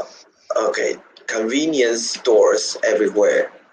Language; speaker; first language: English; non-native, learner; Chinese